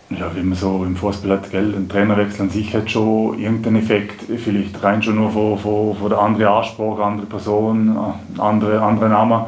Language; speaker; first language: German; native; German